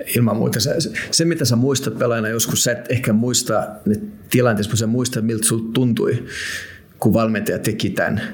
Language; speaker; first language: Finnish; non-native, local second language; Swedish